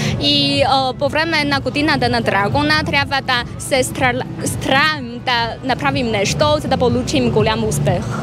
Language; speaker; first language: Bulgarian; non-native, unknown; Chinese